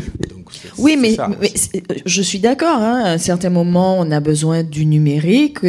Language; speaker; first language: French; native; French